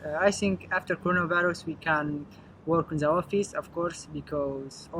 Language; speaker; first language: English; non-native, learner; Arabic